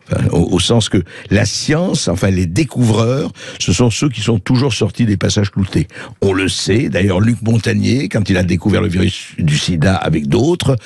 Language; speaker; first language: French; native; French